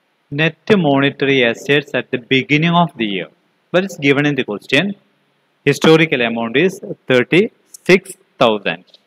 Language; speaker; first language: English; non-native, local second language; Malayalam